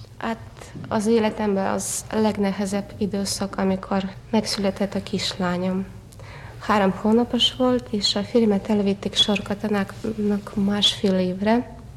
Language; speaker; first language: Hungarian; non-native, learner; Russian